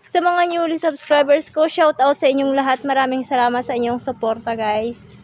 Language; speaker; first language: Filipino; non-native, local second language; Hiligaynon